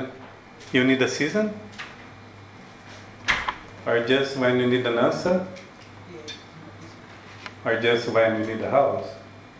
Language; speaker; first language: English; non-native, learner; Portuguese